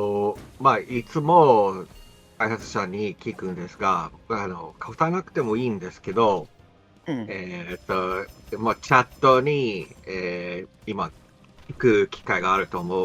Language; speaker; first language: Japanese; non-native, fluent; English